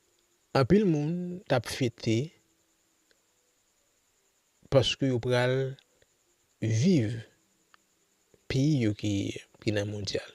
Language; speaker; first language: French; non-native, local second language; Haitian Creole